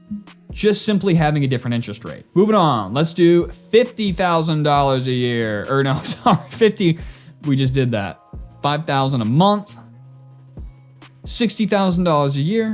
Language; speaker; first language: English; native; English